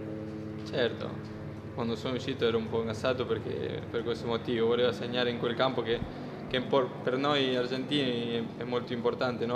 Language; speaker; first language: Italian; non-native, fluent; Spanish